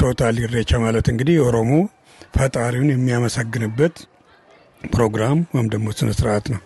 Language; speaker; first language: Amharic; non-native, local second language; Oromo